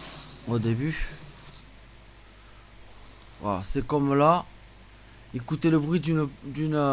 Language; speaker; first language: French; native; French